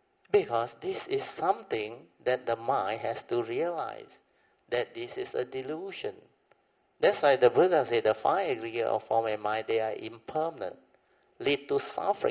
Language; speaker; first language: English; non-native, local second language; Min Nan Chinese